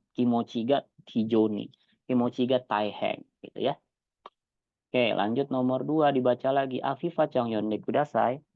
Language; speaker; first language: Indonesian; native; Indonesian